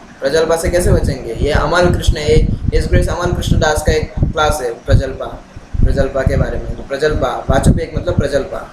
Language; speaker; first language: Hindi; non-native, local second language; Bangla